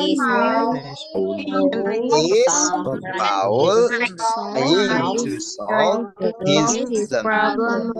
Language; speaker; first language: English; non-native, fluent; Indonesian